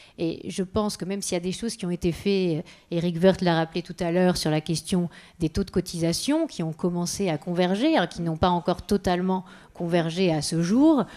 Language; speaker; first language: French; native; French